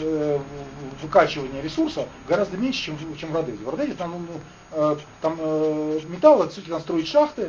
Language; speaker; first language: Russian; native; Russian